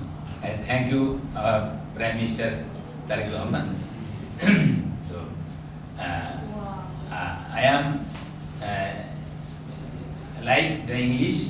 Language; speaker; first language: English; non-native, learner; Bangla